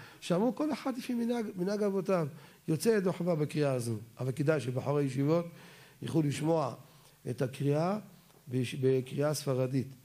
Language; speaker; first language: Hebrew; native; Hebrew